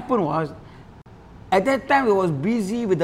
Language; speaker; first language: English; non-native, local second language; Malay